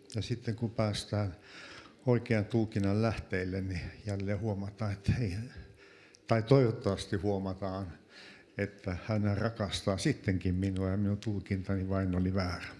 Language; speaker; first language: Finnish; native; Finnish